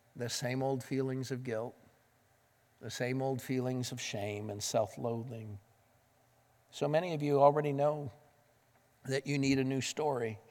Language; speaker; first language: English; native; English